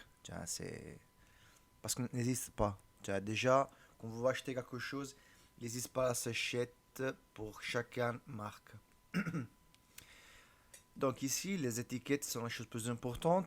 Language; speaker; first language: French; non-native, learner; Italian